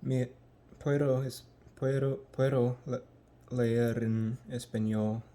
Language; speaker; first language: Spanish; non-native, learner; English